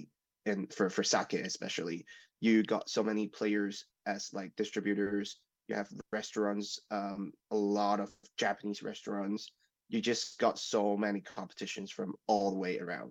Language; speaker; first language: English; non-native, local second language; Cantonese